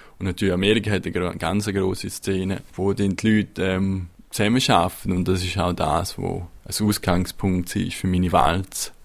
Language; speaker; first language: German; non-native, local second language; Italian